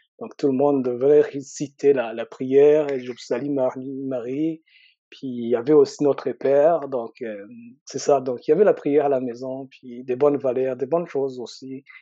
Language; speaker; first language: French; non-native, local second language; Rundi